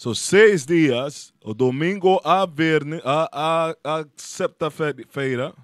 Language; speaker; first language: Portuguese; non-native, fluent; Spanish